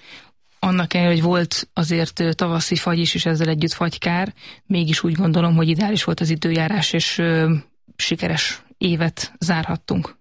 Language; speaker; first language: Hungarian; native; Hungarian